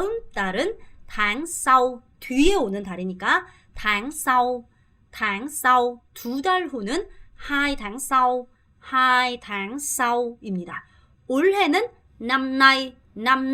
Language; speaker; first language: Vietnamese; non-native, fluent; Korean